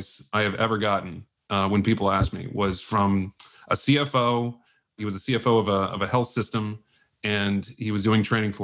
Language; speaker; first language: English; native; English